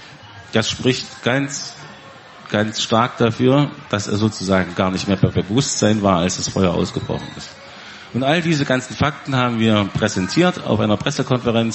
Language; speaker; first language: German; native; German